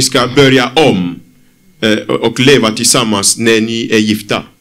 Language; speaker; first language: Swedish; non-native, fluent; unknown